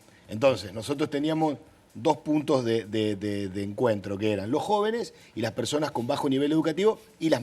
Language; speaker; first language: Spanish; native; Spanish